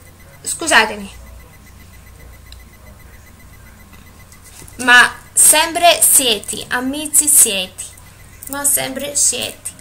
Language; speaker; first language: Italian; non-native, learner; Greek